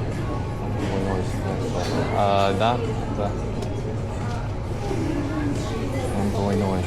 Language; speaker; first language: Russian; non-native, learner; English